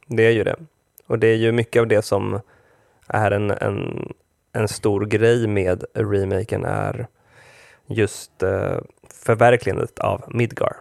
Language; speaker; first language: Swedish; early bilingual, other home language; Spanish